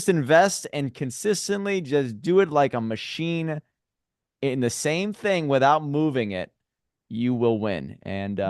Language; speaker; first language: English; native; English